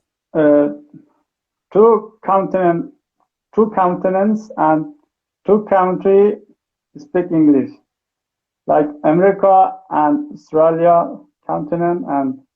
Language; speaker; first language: English; non-native, learner; Persian